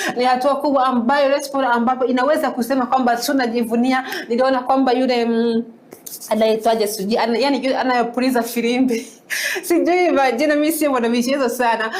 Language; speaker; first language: Swahili; non-native, local second language; Kinyarwanda